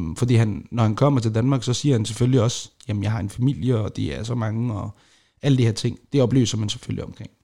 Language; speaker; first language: Danish; early bilingual, other home language; Kurdish